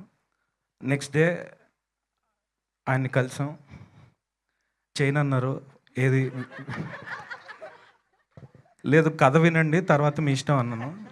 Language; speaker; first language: Telugu; native; Telugu